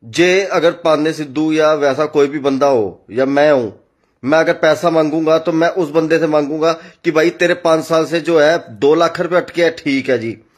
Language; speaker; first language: Hindi; non-native, local second language; Punjabi